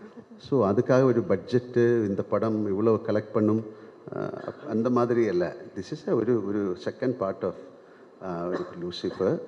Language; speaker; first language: Tamil; non-native, learner; Malayalam